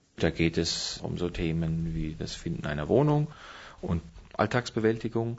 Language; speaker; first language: German; native; German